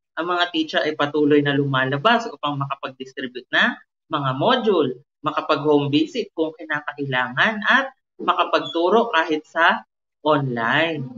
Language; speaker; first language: Filipino; native; Filipino